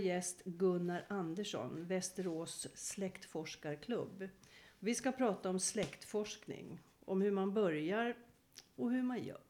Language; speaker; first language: Swedish; native; Swedish